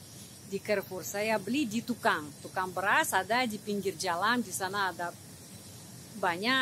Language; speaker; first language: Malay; non-native, fluent; Russian